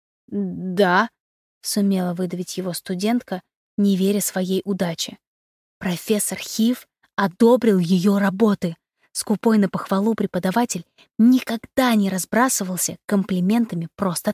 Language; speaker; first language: Russian; native; Russian